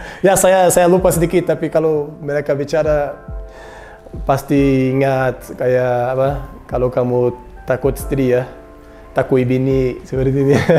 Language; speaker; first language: Indonesian; non-native, learner; Portuguese